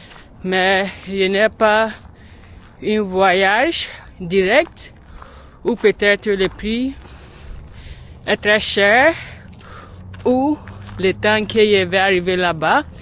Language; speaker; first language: French; non-native, learner; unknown